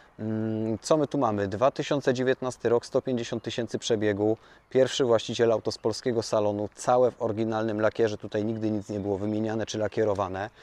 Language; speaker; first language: Polish; native; Polish